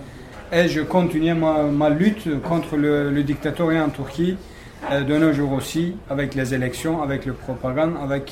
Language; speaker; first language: French; non-native, fluent; Kurdish